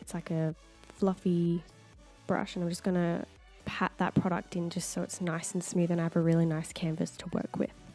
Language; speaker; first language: English; native; English